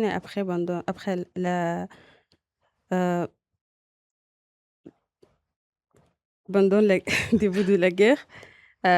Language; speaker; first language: French; non-native, local second language; Arabic